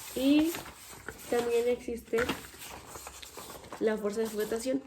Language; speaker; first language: Spanish; native; Spanish